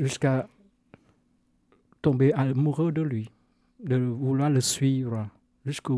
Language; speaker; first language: French; non-native, fluent; Vietnamese